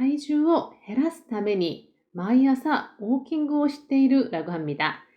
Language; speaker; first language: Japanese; non-native, fluent; Korean